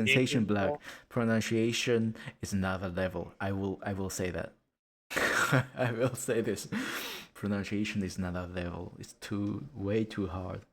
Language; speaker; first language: English; non-native, learner; Japanese